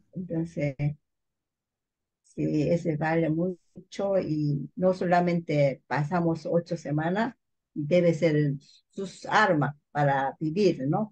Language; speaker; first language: Spanish; non-native, learner; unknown